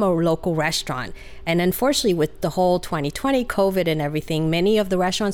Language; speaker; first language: English; early bilingual, other home language; Vietnamese